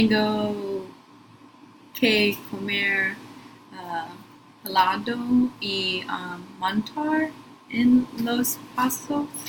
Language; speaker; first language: Spanish; non-native, learner; English